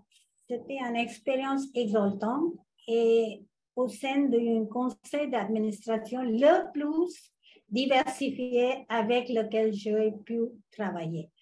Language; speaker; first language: French; non-native, fluent; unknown